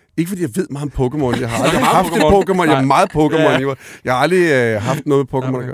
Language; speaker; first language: Danish; native; Danish